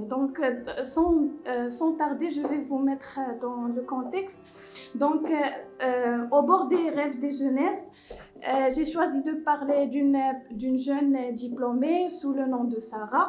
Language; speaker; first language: French; non-native, local second language; Arabic